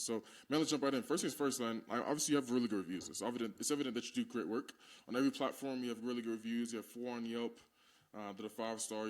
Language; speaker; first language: English; native; English